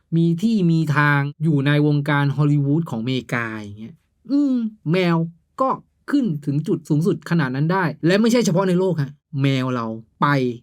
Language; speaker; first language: Thai; native; Thai